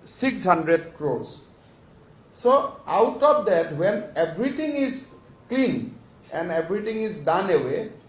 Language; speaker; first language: English; non-native, local second language; Assamese